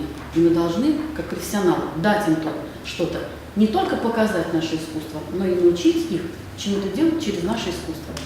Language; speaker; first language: Russian; native; Russian